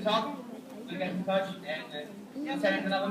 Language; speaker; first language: English; non-native, fluent; Spanish